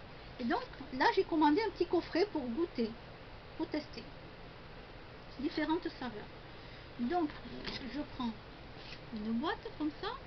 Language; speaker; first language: French; native; French